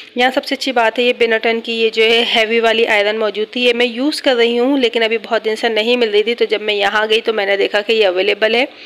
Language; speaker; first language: Urdu; native; Urdu